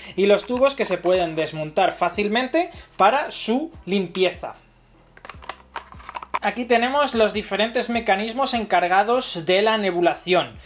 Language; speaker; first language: Spanish; native; Spanish